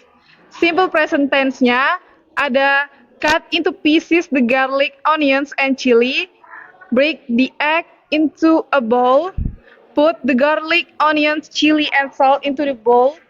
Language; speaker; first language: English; non-native, learner; Indonesian